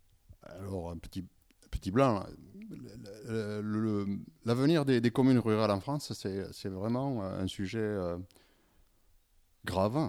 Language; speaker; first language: French; native; French